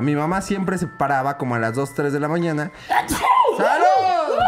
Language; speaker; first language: Spanish; native; Spanish